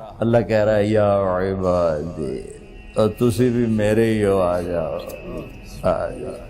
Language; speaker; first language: Urdu; non-native, local second language; Punjabi